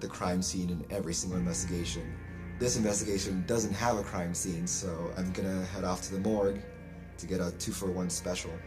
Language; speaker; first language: English; native; English